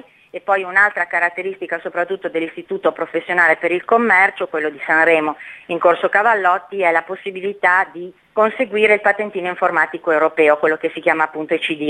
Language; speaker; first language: Italian; native; Italian